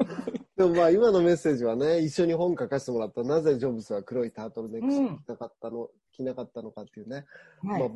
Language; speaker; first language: Japanese; native; Japanese